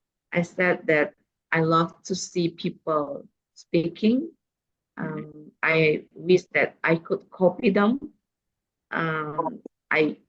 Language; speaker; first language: English; non-native, learner; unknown